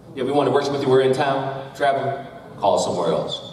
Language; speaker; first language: English; native; English